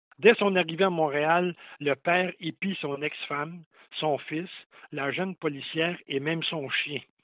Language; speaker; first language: French; native; French